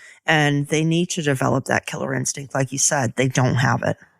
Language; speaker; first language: English; native; English